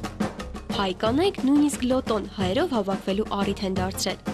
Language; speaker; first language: Armenian; native; Armenian